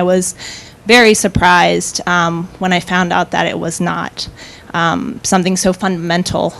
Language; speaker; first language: English; native; English